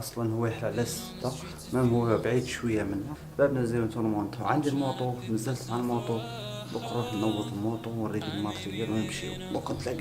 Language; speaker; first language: Arabic; native; Arabic